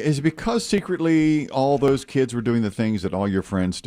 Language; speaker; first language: English; native; English